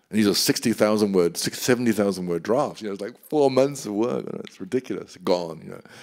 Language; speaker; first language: English; native; English